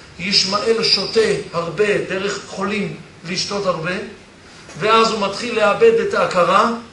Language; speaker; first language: Hebrew; early bilingual, other home language; Polish